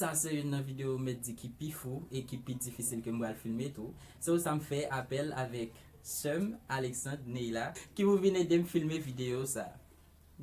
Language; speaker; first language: French; non-native, learner; Haitian Creole